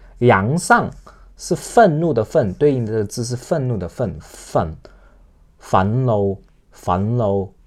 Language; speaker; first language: Chinese; non-native, local second language; Cantonese